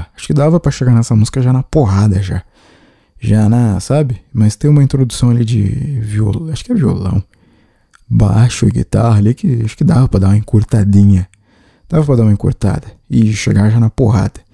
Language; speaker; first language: Portuguese; native; Portuguese